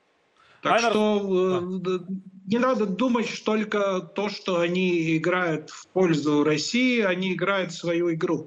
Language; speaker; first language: Russian; non-native, local second language; Latvian